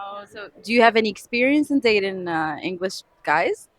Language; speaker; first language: English; non-native, fluent; Arabic